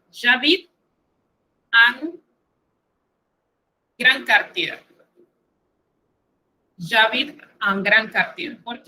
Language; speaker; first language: French; non-native, fluent; Spanish